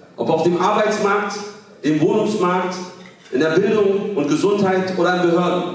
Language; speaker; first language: German; early bilingual, other home language; Kurdish